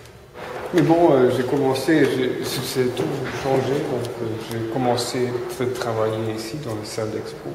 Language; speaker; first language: French; non-native, fluent; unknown